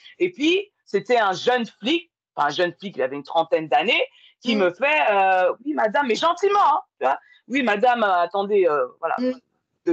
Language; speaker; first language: French; native; French